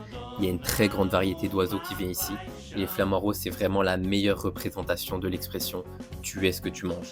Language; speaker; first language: French; native; French